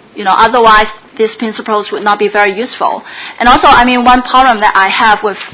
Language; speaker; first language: English; non-native, local second language; Cantonese